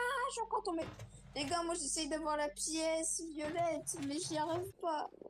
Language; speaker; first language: French; native; French